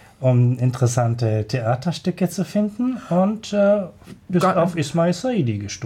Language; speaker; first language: German; native; German